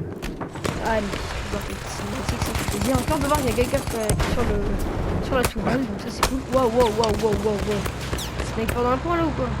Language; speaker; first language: French; native; French